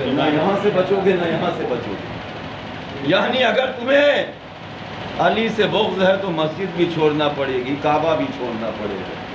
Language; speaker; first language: Urdu; native; Urdu